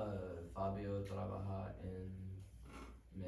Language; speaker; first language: Spanish; non-native, learner; English